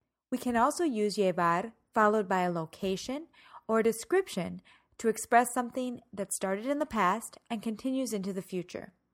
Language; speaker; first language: English; native; English